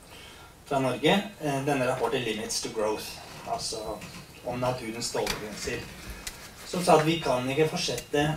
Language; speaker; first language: Norwegian; non-native, fluent; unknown